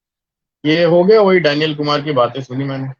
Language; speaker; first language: Hindi; native; Hindi